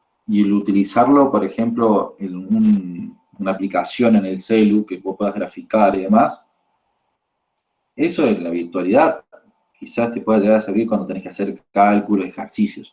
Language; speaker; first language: Spanish; native; Spanish